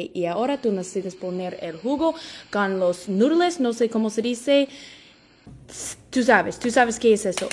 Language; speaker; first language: Spanish; non-native, learner; English